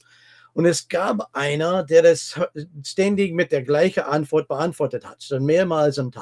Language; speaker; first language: German; non-native, fluent; English